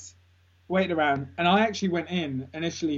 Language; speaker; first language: English; native; English